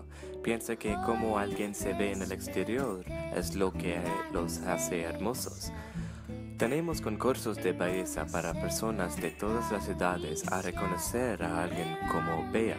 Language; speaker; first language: Spanish; non-native, learner; English